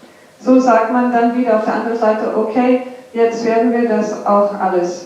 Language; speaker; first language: German; non-native, fluent; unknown